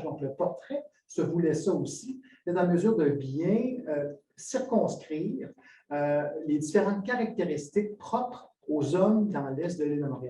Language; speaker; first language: French; native; French